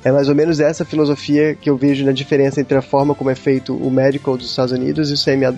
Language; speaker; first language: Portuguese; native; Portuguese